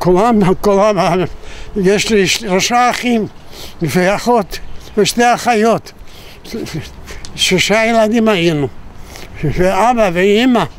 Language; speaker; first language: Hebrew; non-native, fluent; Yiddish